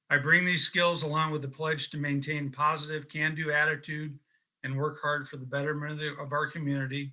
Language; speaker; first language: English; native; English